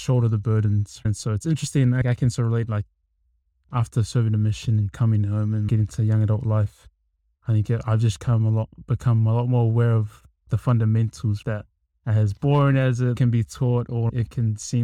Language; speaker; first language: English; native; English